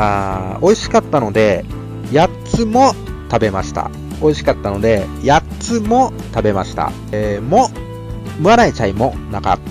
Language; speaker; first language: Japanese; non-native, fluent; Thai